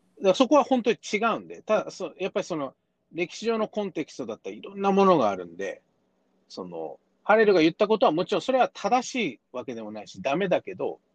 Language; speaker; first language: Japanese; early bilingual, heritage; Japanese